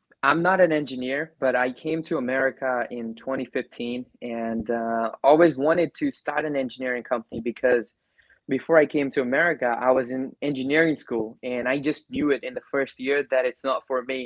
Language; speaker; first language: English; non-native, local second language; Gujarati